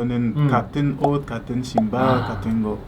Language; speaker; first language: Korean; non-native, learner; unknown